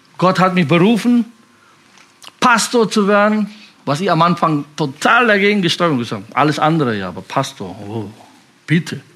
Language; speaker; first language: German; non-native, fluent; Indonesian